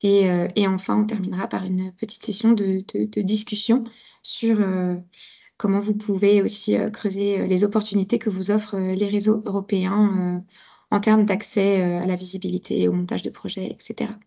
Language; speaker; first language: French; native; French